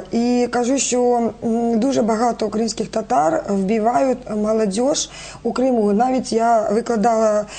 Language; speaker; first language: Ukrainian; non-native, local second language; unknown